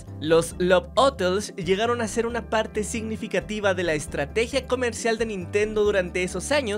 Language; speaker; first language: Spanish; native; Spanish